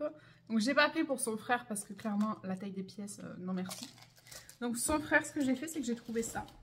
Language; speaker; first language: French; native; French